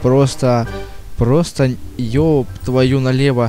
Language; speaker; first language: Russian; native; Russian